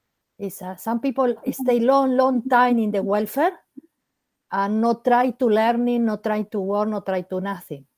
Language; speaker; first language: English; non-native, learner; Spanish